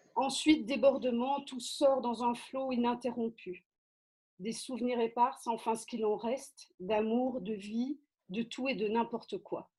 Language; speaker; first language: French; native; French